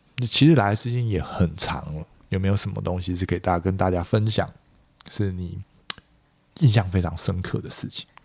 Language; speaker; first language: Chinese; native; Chinese